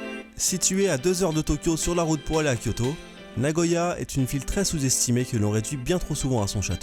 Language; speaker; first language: French; native; French